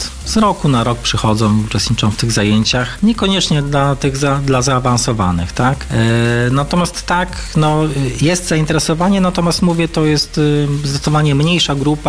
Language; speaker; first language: Polish; native; Polish